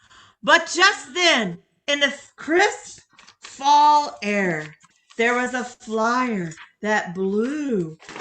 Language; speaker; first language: English; native; English